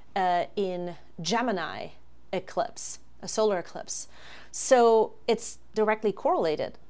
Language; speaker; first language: English; non-native, fluent; German